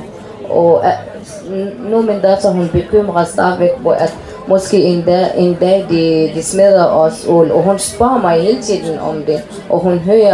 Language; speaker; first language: Danish; non-native, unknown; Arabic